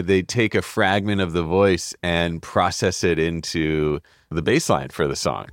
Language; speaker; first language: English; native; English